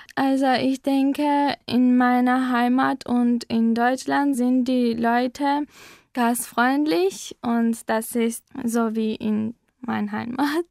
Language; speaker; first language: German; non-native, learner; Armenian